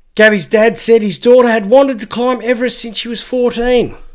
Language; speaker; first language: English; native; English